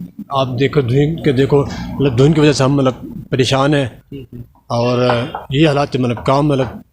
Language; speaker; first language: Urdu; non-native, local second language; Pashto